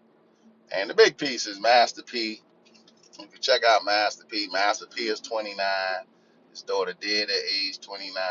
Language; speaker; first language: English; native; English